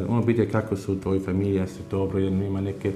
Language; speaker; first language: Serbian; non-native, learner; Arabic